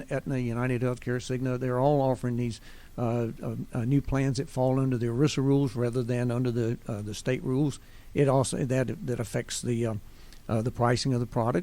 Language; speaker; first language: English; native; English